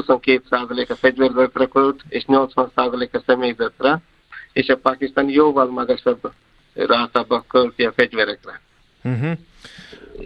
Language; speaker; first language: Hungarian; non-native, fluent; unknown